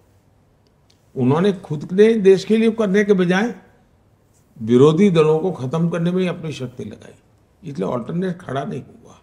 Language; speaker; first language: Hindi; non-native, local second language; Gujarati